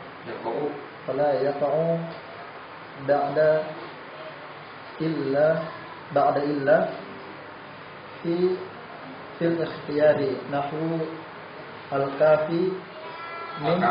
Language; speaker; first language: Arabic; non-native, learner; Indonesian